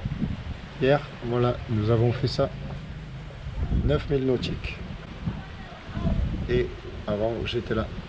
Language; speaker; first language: French; native; French